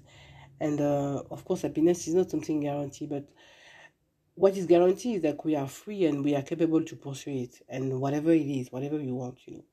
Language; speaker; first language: English; non-native, fluent; French